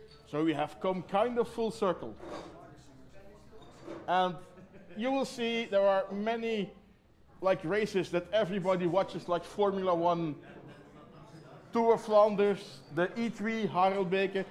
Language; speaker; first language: English; non-native, fluent; Dutch